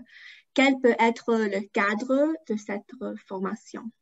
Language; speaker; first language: French; non-native, fluent; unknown